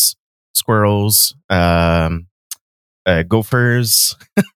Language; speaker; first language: English; non-native, fluent; French